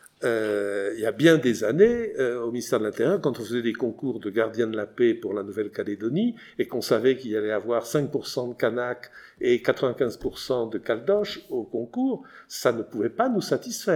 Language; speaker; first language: French; native; French